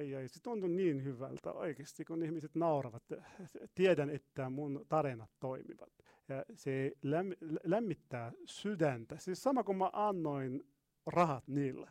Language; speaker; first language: Finnish; non-native, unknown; Arabic